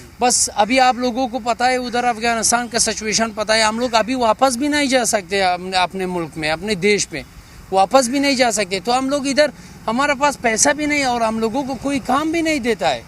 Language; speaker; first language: Hindi; non-native, fluent; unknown